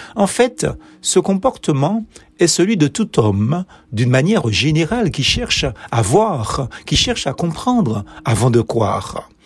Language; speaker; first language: French; native; French